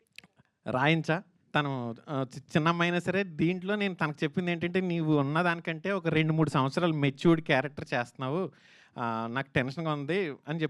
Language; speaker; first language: Telugu; native; Telugu